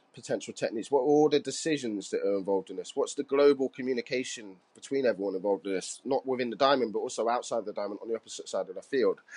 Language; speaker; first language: English; native; English